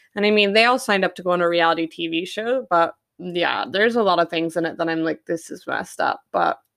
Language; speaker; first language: English; native; English